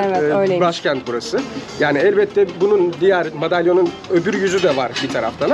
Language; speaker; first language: Turkish; native; Turkish